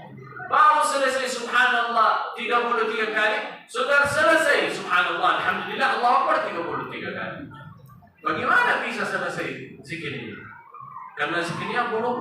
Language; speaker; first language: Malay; non-native, fluent; Arabic